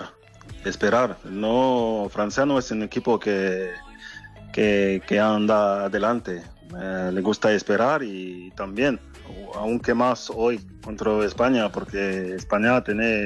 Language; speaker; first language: Spanish; non-native, fluent; French